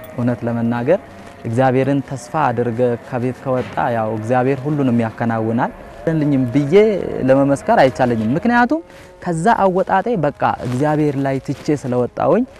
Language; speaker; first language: Amharic; native; Amharic